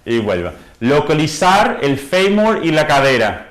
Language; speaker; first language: Spanish; non-native, fluent; English